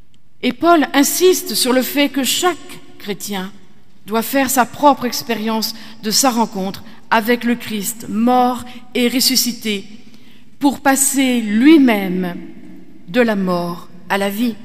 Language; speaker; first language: French; native; French